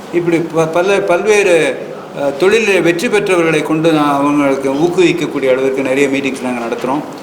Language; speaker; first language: Tamil; native; Tamil